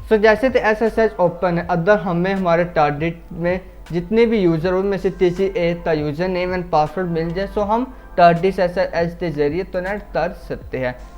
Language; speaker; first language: Urdu; non-native, local second language; Punjabi